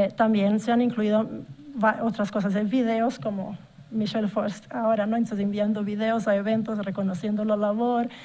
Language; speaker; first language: Spanish; non-native, fluent; Portuguese